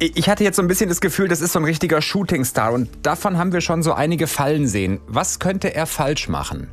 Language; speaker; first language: German; native; German